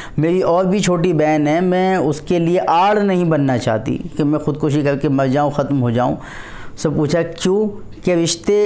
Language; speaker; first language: Urdu; native; Urdu